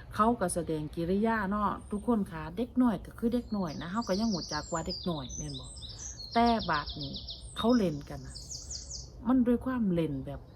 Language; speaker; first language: Thai; native; Thai